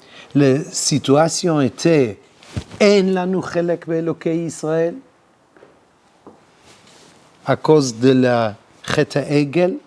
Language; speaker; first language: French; non-native, learner; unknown